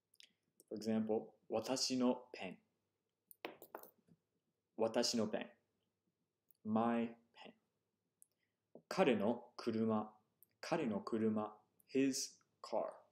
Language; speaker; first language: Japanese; non-native, fluent; English